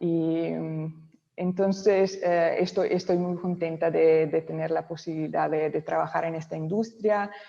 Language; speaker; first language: Spanish; non-native, local second language; Italian